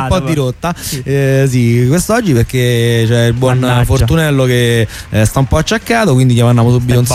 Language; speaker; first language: Italian; native; Italian